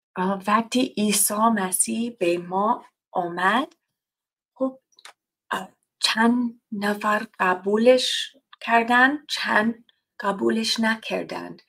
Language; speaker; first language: Persian; non-native, fluent; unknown